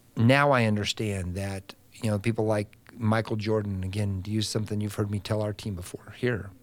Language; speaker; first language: English; native; English